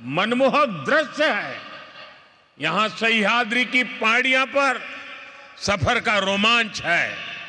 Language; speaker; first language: Hindi; non-native, local second language; Gujarati